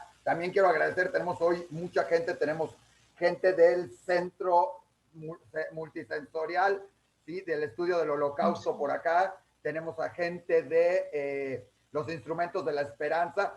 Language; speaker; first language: Spanish; native; Spanish